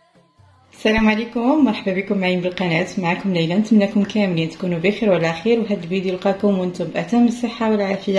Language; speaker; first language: Arabic; native; Arabic